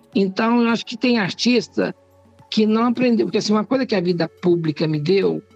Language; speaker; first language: Portuguese; native; Portuguese